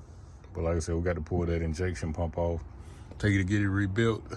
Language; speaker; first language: English; native; English